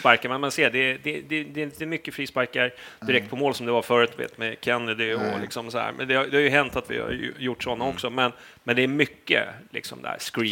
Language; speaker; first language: Swedish; native; Swedish